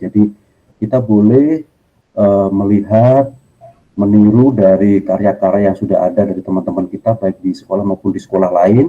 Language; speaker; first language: Indonesian; native; Indonesian